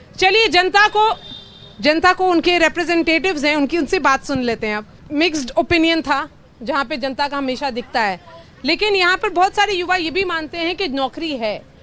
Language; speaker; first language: Hindi; native; Hindi